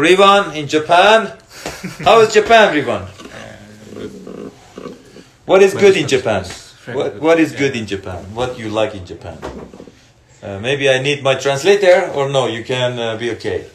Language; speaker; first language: English; non-native, learner; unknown